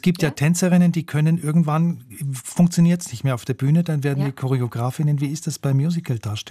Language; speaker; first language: German; native; German